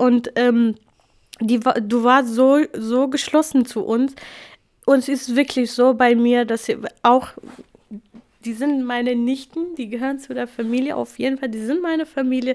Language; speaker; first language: German; non-native, fluent; Kurdish